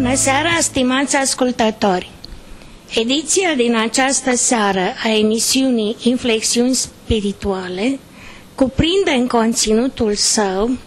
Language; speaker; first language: Romanian; native; Romanian